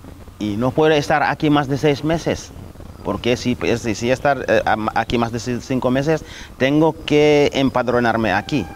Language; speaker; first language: Spanish; non-native, learner; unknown